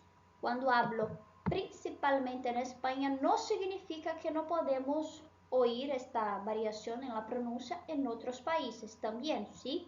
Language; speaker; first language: Spanish; non-native, fluent; Portuguese